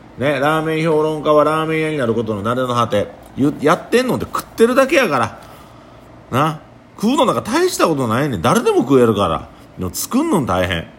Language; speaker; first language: Japanese; native; Japanese